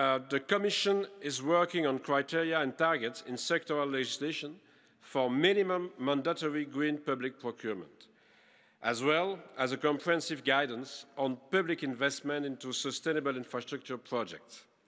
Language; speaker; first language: English; non-native, fluent; French